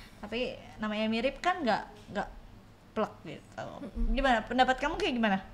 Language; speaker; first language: Indonesian; native; Indonesian